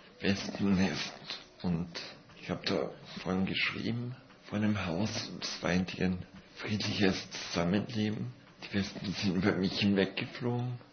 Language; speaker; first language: German; native; German